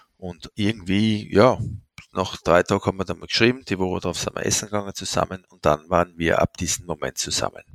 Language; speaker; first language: German; non-native, fluent; French